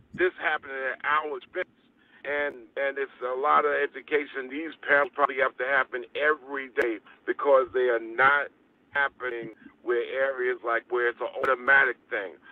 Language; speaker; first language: English; native; English